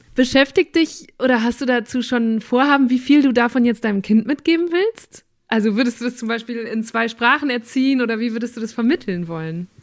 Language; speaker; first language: German; native; German